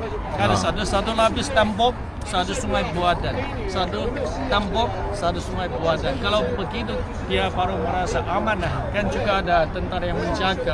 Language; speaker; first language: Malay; non-native, fluent; Chinese